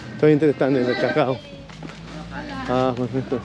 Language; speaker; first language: Spanish; non-native, learner; English